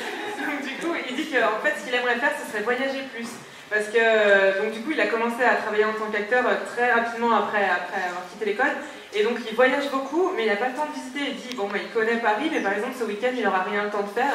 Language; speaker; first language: French; native; French